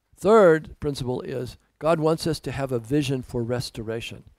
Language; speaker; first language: English; native; English